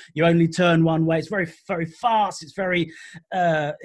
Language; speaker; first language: English; native; English